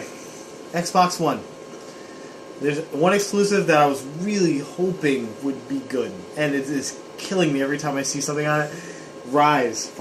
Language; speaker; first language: English; native; English